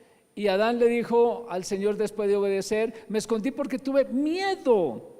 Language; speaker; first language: Spanish; native; Spanish